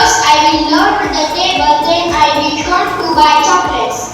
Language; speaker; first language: English; non-native, learner; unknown